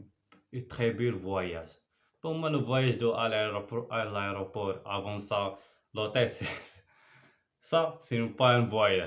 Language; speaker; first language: French; non-native, learner; Arabic